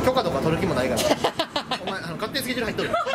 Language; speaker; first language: Japanese; native; Japanese